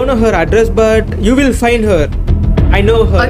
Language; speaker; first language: English; non-native, learner; Tamil